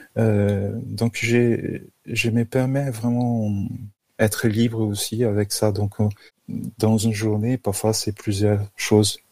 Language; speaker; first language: French; non-native, fluent; Portuguese